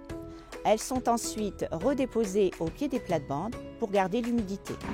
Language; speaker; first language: French; native; French